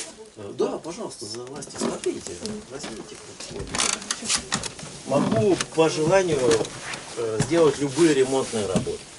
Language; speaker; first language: Russian; native; Russian